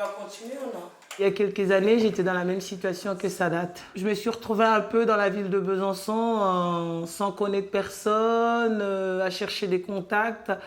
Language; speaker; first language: French; non-native, fluent; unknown